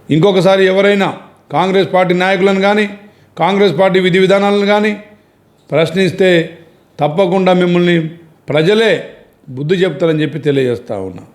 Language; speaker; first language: Telugu; non-native, local second language; Lambadi